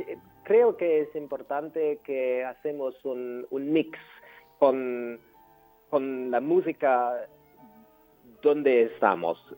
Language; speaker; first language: Spanish; non-native, learner; German